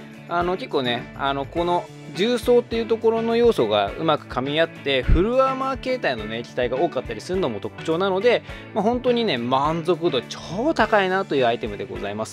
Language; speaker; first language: Japanese; native; Japanese